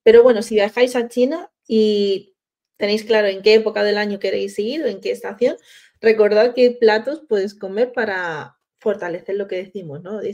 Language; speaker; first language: Spanish; native; Spanish